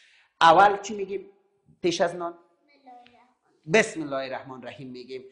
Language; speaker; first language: Persian; native; Persian